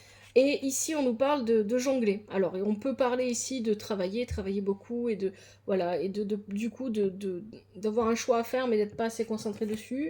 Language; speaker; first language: French; native; French